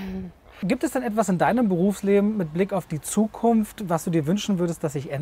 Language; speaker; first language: German; native; German